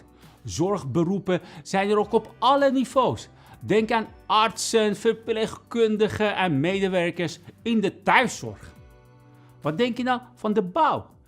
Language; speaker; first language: Dutch; non-native, fluent; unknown